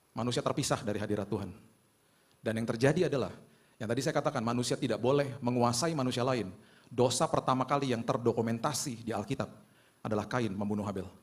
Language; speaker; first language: Indonesian; native; Indonesian